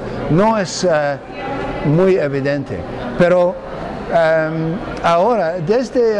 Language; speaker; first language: Spanish; non-native, fluent; English